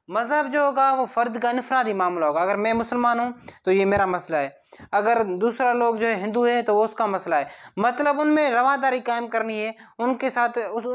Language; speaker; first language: Urdu; non-native, local second language; Sindhi